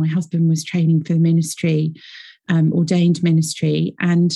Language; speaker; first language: English; native; English